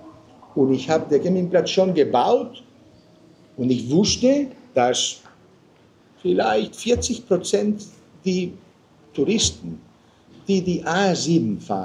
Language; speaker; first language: German; non-native, fluent; Spanish